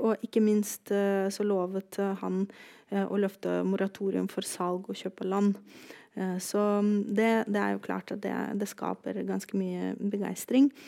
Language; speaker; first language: Norwegian; non-native, fluent; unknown